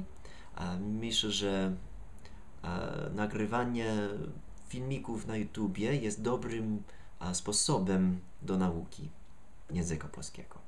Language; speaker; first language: Polish; non-native, fluent; English